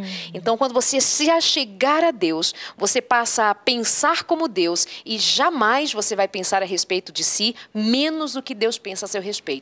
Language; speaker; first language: Portuguese; native; Portuguese